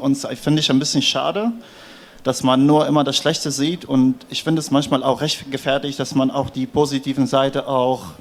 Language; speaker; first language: German; non-native, fluent; Arabic